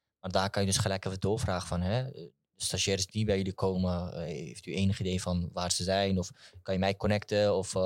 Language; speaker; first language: Dutch; early bilingual, other home language; Turkish